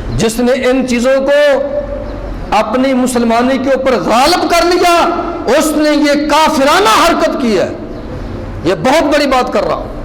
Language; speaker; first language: Urdu; non-native, local second language; Punjabi